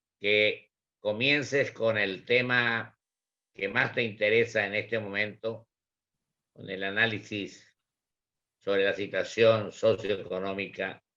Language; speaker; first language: Spanish; native; Spanish